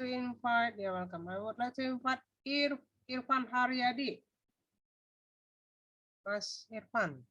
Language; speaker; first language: English; non-native, fluent; Indonesian